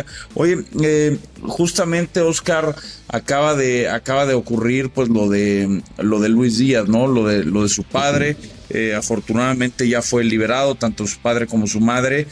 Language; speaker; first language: Spanish; native; Spanish